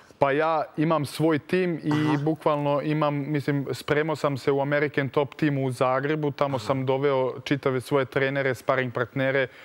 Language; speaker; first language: Serbian; early bilingual, heritage; Serbian